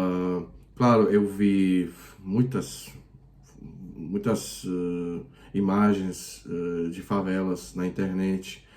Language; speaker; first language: Portuguese; non-native, fluent; Croatian